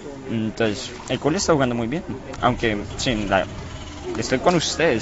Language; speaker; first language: Spanish; native; Spanish